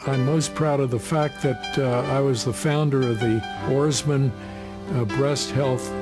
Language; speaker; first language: English; native; English